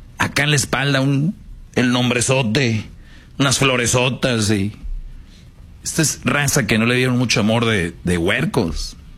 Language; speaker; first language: Spanish; native; Spanish